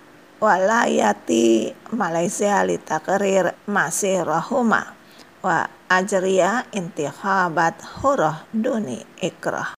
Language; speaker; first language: Arabic; non-native, fluent; Indonesian